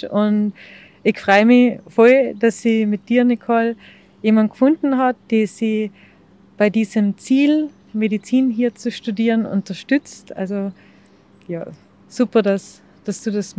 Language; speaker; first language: German; native; German